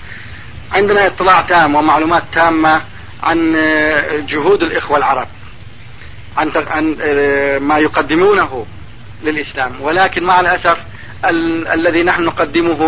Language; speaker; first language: Arabic; non-native, fluent; Turkish